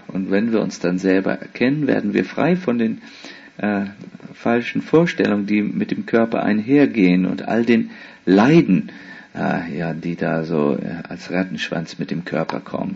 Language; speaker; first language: German; native; German